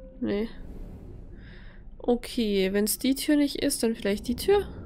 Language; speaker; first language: German; native; German